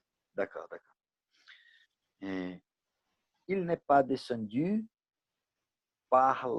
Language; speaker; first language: French; non-native, learner; Portuguese